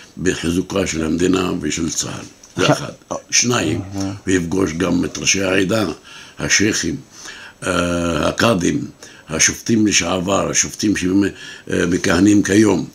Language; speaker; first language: Hebrew; non-native, local second language; Arabic